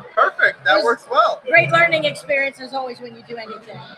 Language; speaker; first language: English; native; English